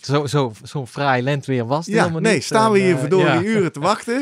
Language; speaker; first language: Dutch; native; Dutch